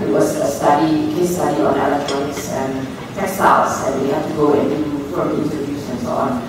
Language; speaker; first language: English; non-native, fluent; Indonesian